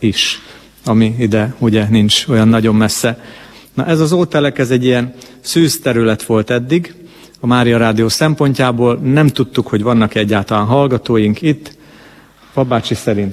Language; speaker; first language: Hungarian; native; Hungarian